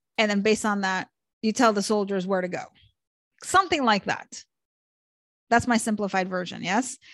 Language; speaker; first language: English; early bilingual, other home language; Hebrew